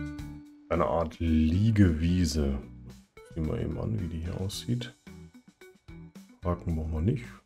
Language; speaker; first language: German; native; German